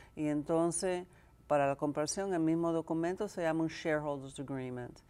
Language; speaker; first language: Spanish; early bilingual, heritage; Spanish